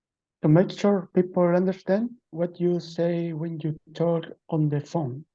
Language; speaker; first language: English; non-native, learner; Spanish